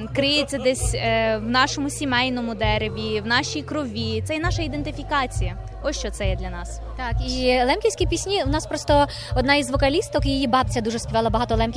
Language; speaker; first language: Ukrainian; native; Ukrainian